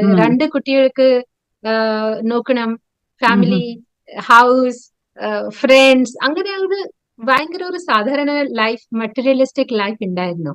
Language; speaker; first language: Malayalam; non-native, local second language; Odia